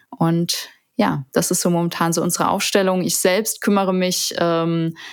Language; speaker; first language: German; native; German